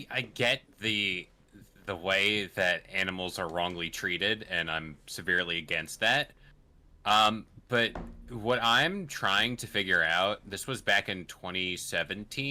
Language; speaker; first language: English; native; English